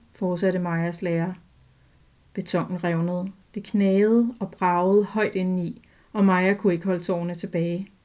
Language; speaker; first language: Danish; native; Danish